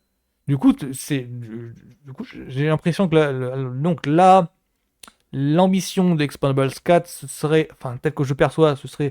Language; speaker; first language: French; native; French